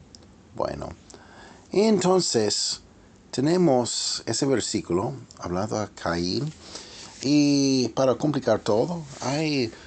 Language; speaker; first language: Spanish; non-native, fluent; English